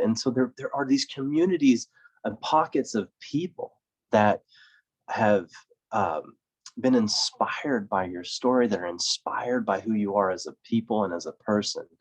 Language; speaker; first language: English; native; English